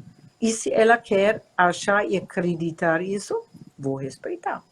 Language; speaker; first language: Portuguese; non-native, fluent; German